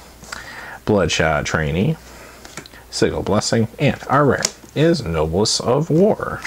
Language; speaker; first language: English; native; English